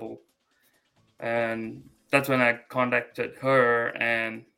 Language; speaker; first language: English; non-native, local second language; Malayalam